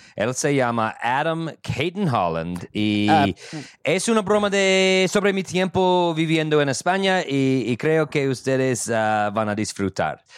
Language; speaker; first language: Spanish; non-native, fluent; English